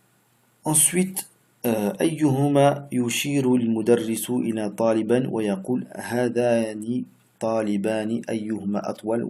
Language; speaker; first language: Arabic; non-native, fluent; French